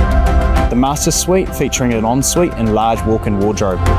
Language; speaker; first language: English; native; English